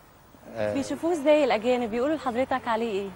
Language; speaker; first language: Arabic; native; Arabic